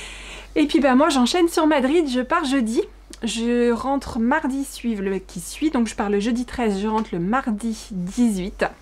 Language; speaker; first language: French; native; French